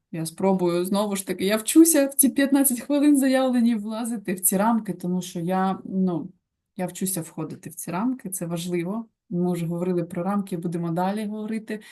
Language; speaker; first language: Ukrainian; non-native, local second language; Russian